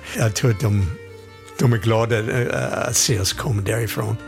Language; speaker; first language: Swedish; non-native, fluent; English